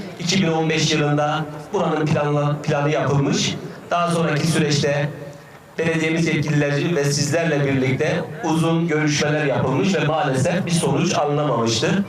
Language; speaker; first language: Turkish; native; Turkish